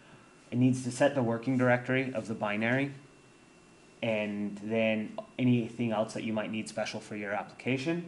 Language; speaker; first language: English; native; English